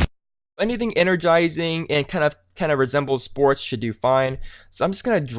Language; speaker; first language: English; native; English